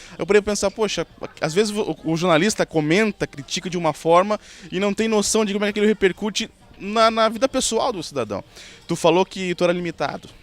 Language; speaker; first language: Portuguese; native; Portuguese